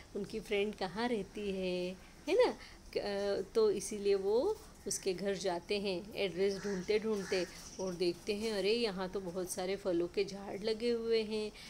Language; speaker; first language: Hindi; non-native, local second language; Marathi